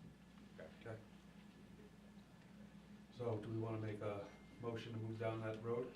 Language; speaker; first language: English; native; English